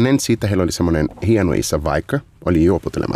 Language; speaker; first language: Finnish; non-native, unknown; Portuguese